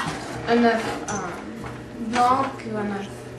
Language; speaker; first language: French; non-native, learner; English